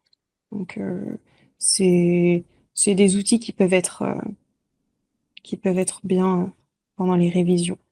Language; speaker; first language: French; native; French